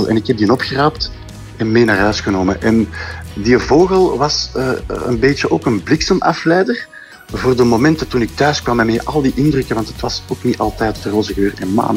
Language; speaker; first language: Dutch; native; Dutch